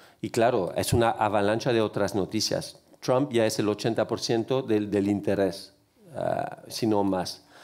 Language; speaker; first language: Spanish; non-native, fluent; French